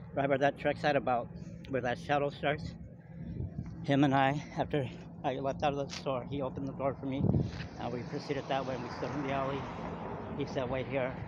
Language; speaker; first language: English; native; English